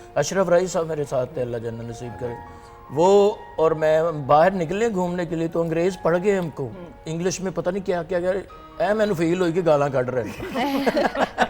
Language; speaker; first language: Urdu; non-native, local second language; Punjabi